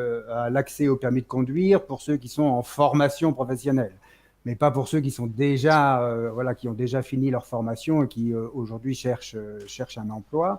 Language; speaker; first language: French; native; French